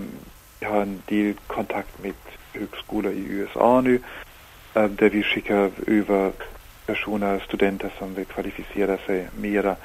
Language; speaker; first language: Swedish; non-native, fluent; German